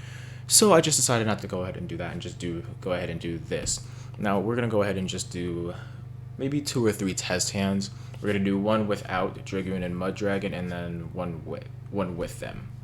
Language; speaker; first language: English; native; English